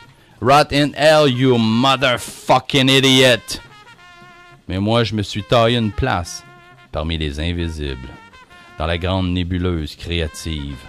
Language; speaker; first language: French; native; French